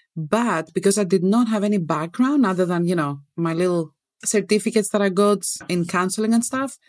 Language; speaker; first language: English; non-native, fluent; Greek